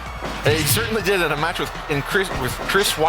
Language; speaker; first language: English; native; English